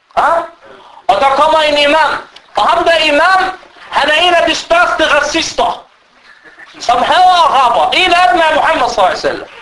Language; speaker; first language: Danish; non-native, fluent; Arabic